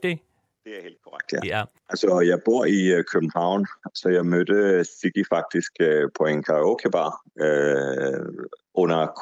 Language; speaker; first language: Danish; non-native, fluent; Hebrew